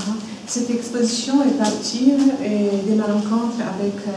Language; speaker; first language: French; non-native, fluent; Polish